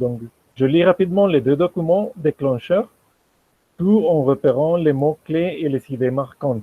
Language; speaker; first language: French; non-native, fluent; Spanish